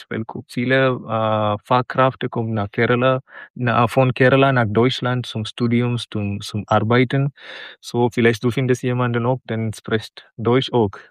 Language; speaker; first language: German; non-native, learner; Malayalam